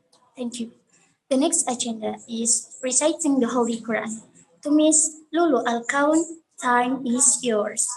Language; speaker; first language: English; non-native, learner; Indonesian